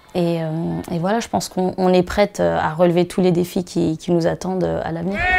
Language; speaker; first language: French; native; French